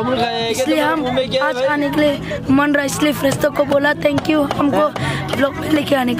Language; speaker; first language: Hindi; non-native, local second language; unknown